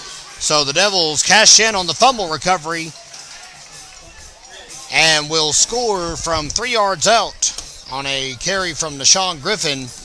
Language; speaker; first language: English; native; English